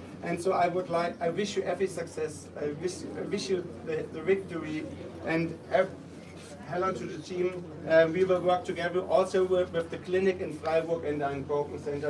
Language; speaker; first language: English; non-native, fluent; German